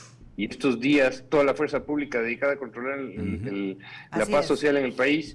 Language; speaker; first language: Spanish; native; Spanish